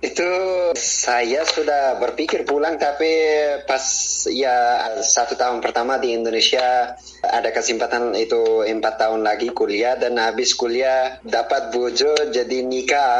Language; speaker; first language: Indonesian; non-native, fluent; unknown